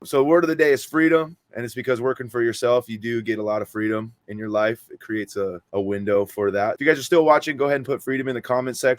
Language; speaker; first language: English; native; English